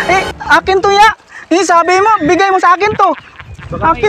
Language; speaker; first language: Filipino; non-native, local second language; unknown